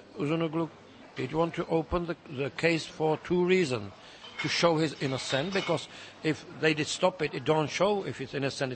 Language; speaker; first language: English; non-native, fluent; Czech